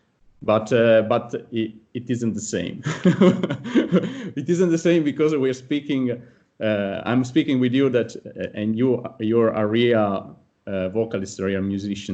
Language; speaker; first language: English; non-native, fluent; Italian